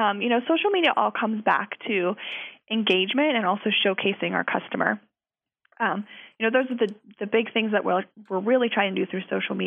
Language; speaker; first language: English; native; English